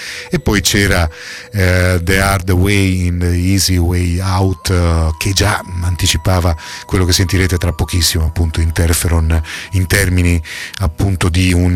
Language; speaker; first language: Italian; native; Italian